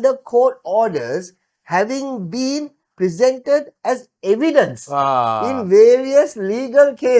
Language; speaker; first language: English; non-native, local second language; Sinhala